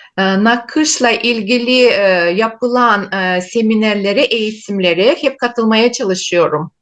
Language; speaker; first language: Turkish; non-native, fluent; Chuvash